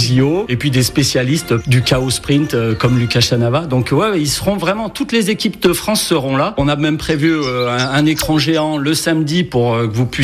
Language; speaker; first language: French; native; French